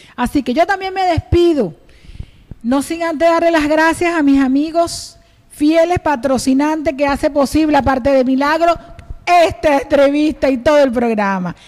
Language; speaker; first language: Spanish; native; Spanish